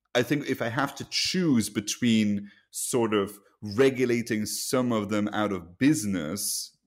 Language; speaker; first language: English; non-native, fluent; Luxembourgish